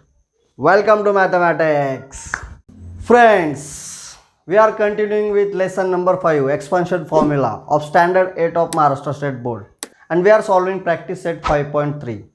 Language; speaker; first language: English; non-native, local second language; Marathi